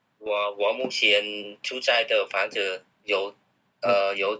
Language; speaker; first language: Chinese; non-native, learner; Khmer